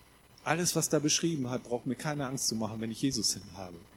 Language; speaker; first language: German; native; German